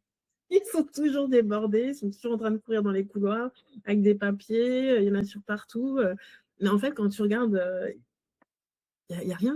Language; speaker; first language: French; native; French